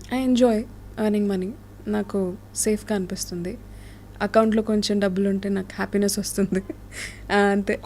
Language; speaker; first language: Telugu; native; Telugu